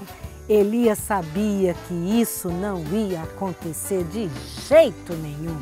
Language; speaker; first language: Portuguese; native; Portuguese